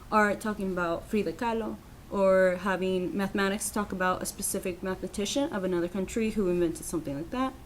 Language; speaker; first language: English; non-native, fluent; Spanish